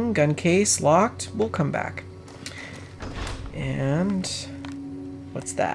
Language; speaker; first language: English; native; English